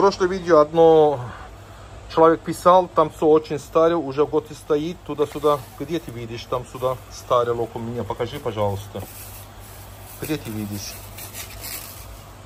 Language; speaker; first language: Russian; non-native, learner; Turkish